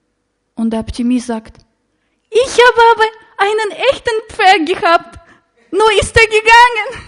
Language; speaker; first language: German; non-native, fluent; Russian